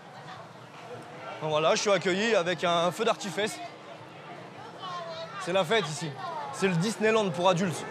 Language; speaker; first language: French; native; French